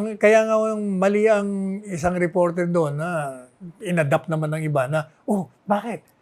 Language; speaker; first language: Filipino; non-native, local second language; Bikol